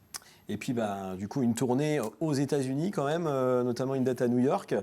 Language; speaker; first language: French; native; French